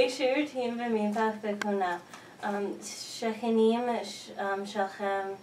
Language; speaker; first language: Hebrew; non-native, learner; English